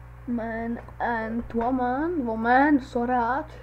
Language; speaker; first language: English; non-native, learner; Czech